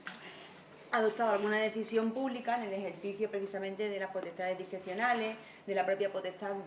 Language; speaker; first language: Spanish; native; Spanish